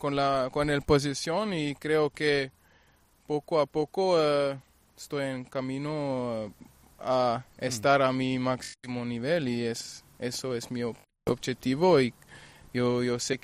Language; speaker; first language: Spanish; non-native, fluent; German